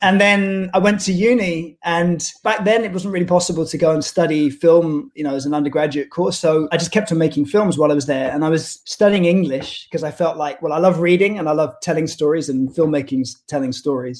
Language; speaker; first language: English; native; English